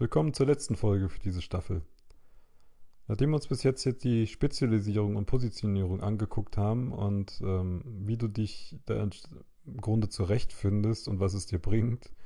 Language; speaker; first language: German; native; German